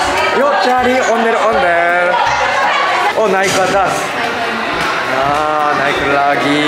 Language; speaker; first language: Indonesian; non-native, learner; Japanese